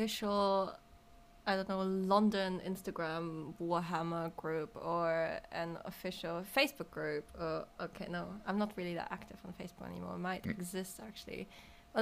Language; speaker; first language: English; non-native, fluent; German